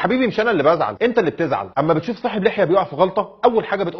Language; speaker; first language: Arabic; native; Arabic